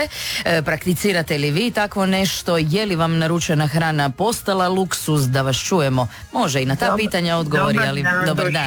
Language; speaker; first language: Serbian; native; Serbian